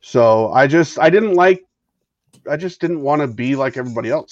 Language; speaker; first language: English; native; English